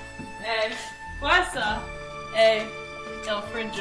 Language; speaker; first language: Italian; non-native, learner; English